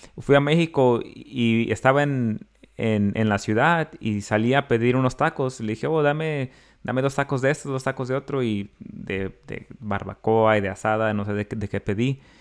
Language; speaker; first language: Spanish; early bilingual, other home language; English